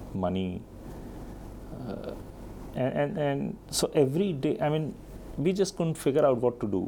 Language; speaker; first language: English; non-native, local second language; Hindi